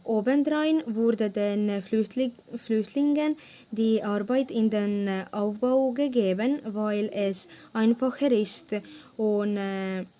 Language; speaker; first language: German; non-native, learner; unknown